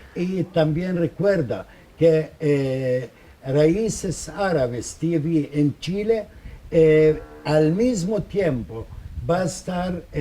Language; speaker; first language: Spanish; non-native, fluent; Arabic